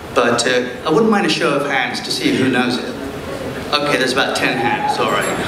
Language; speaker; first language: English; early bilingual, other home language; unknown